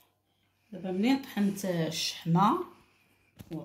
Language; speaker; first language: Arabic; native; Arabic